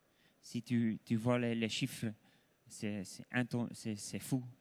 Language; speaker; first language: French; non-native, local second language; Dutch